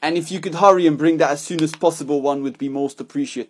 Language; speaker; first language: English; native; English